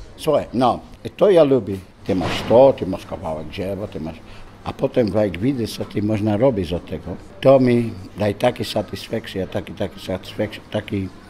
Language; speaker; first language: Polish; non-native, learner; Dutch